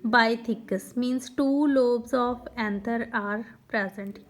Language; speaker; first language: English; non-native, local second language; Punjabi